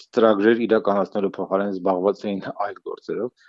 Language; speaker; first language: Armenian; native; Armenian